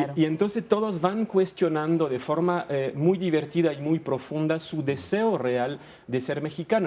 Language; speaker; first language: Spanish; non-native, fluent; French